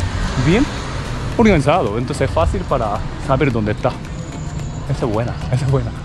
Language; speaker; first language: Spanish; non-native, learner; Japanese